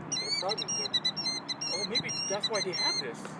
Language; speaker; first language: English; native; English